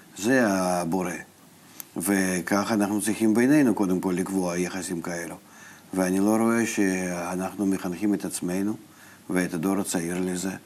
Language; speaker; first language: Hebrew; non-native, fluent; Russian